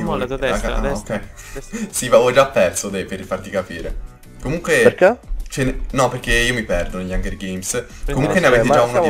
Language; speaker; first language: Italian; native; Italian